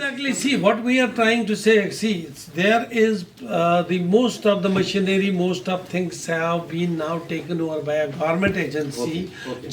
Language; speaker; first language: English; non-native, local second language; Kashmiri